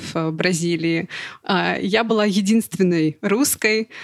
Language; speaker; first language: Russian; native; Russian